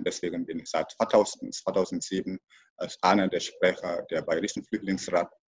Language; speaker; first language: German; non-native, fluent; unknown